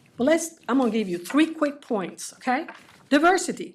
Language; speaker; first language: English; early bilingual, other home language; Spanish